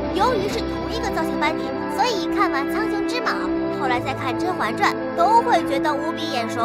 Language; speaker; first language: Chinese; native; Chinese